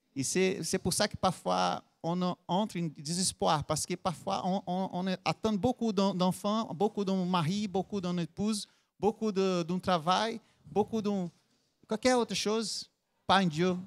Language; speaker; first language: French; non-native, learner; Portuguese